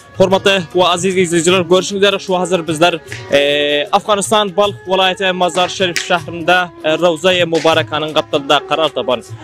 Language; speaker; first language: Turkish; non-native, learner; Turkmen